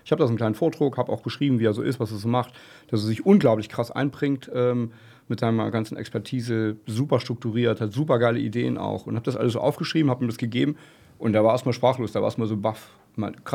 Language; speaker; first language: German; native; German